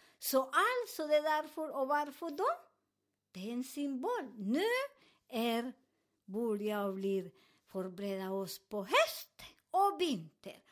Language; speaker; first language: Swedish; non-native, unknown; Spanish